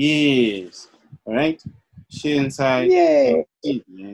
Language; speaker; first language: Chinese; non-native, learner; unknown